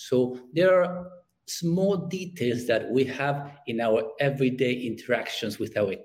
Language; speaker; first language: English; non-native, fluent; Spanish